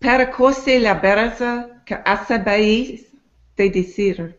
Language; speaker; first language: Spanish; non-native, learner; English